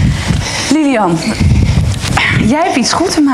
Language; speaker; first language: Dutch; native; Dutch